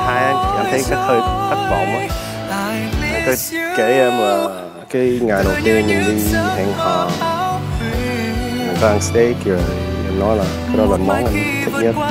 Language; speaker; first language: Vietnamese; early bilingual, heritage; Vietnamese